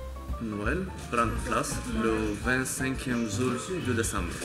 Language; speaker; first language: French; non-native, fluent; Bulgarian